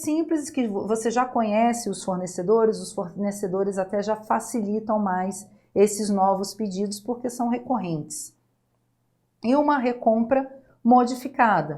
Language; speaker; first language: Portuguese; native; Portuguese